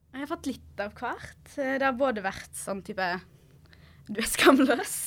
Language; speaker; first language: Norwegian; early bilingual, other home language; Arabic